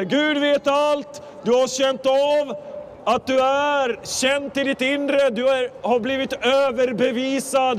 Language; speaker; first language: Swedish; non-native, fluent; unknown